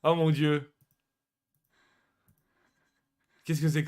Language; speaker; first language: French; native; French